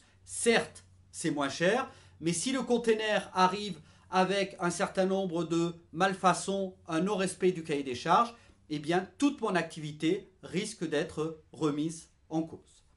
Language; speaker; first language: French; native; French